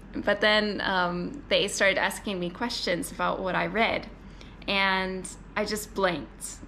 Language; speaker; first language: English; native; English